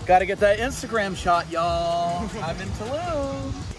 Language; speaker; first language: Spanish; non-native, fluent; English